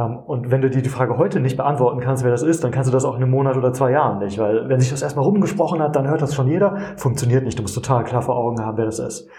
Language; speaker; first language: German; native; German